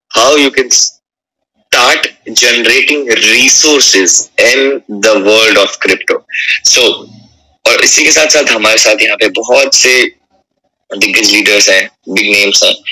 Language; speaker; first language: Hindi; native; Hindi